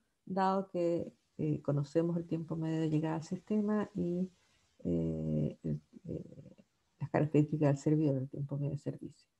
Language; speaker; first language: Spanish; native; Spanish